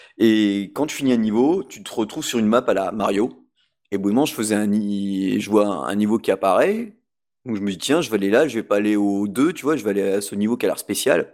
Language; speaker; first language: French; native; French